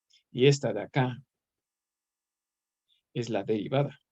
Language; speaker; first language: Spanish; native; Spanish